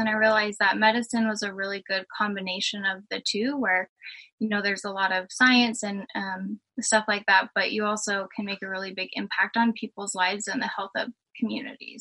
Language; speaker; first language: English; native; English